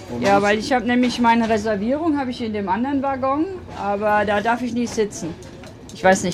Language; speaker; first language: German; native; German